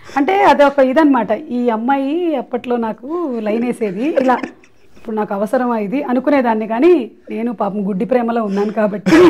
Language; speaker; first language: Telugu; non-native, local second language; Malayalam